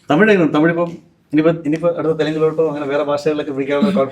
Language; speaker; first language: Malayalam; native; Malayalam